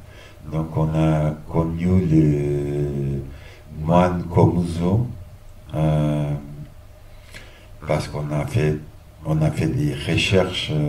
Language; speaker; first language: French; non-native, fluent; Portuguese